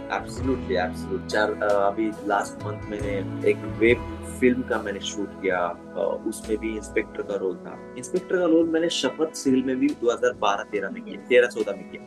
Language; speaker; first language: Hindi; non-native, local second language; Marathi